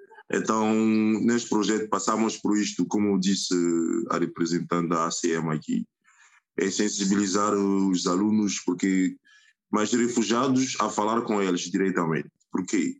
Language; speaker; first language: Portuguese; non-native, fluent; French